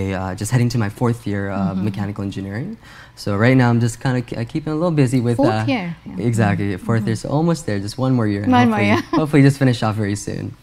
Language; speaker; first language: English; native; English